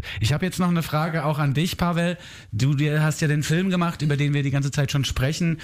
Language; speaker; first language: German; native; German